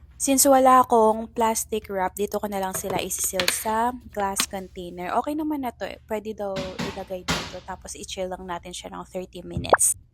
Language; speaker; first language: Filipino; native; Filipino